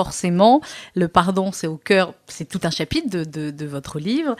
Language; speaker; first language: French; native; French